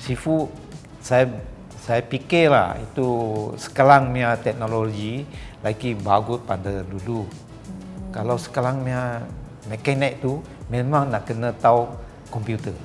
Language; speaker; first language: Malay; non-native, local second language; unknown